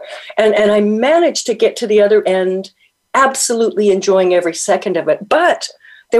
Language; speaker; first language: English; native; English